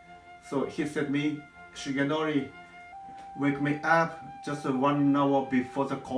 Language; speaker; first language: English; non-native, learner; Japanese